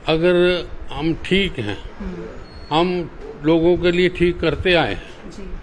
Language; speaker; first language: Hindi; native; Hindi